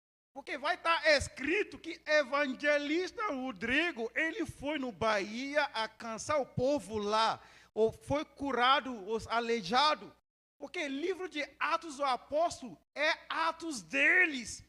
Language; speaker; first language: Portuguese; non-native, learner; Yoruba